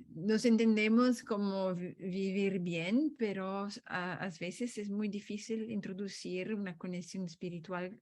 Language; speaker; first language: Spanish; non-native, fluent; Italian